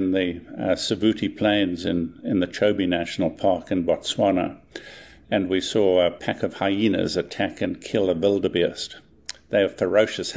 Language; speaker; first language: English; native; English